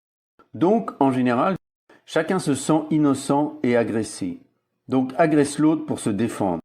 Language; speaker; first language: French; native; French